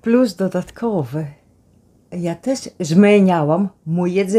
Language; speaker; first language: Polish; non-native, learner; Dutch